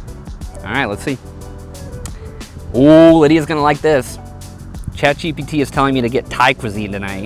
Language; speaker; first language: English; native; English